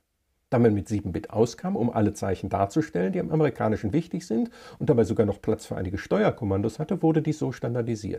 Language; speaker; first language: German; native; German